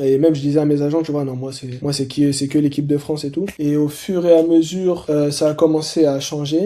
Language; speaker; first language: French; native; French